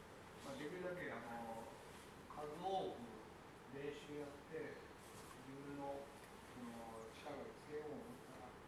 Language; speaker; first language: Japanese; native; Japanese